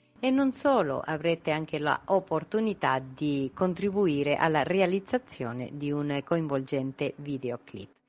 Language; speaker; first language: Italian; non-native, fluent; Spanish